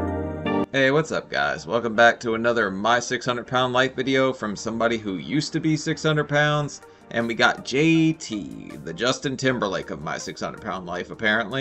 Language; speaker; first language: English; native; English